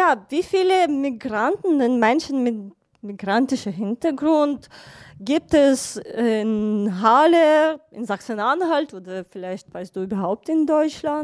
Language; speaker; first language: German; non-native, fluent; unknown